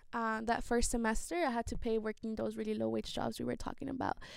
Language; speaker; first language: English; early bilingual, other home language; Spanish